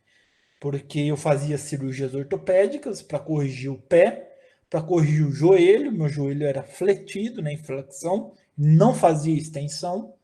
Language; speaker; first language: Portuguese; native; Portuguese